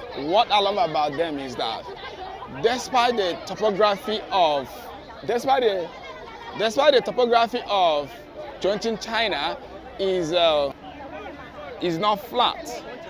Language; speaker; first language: English; non-native, local second language; Igbo